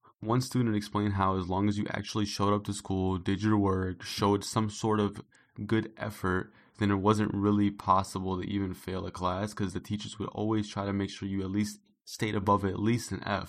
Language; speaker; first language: English; native; English